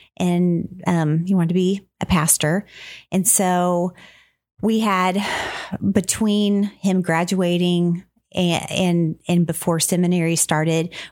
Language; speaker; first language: English; native; English